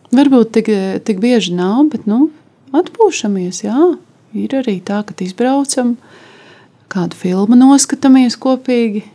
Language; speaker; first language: Latvian; native; Latvian